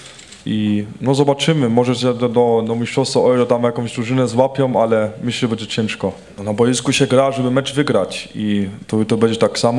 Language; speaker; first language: Polish; early bilingual, heritage; Polish